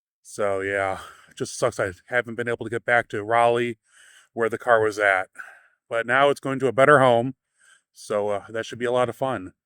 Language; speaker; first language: English; native; English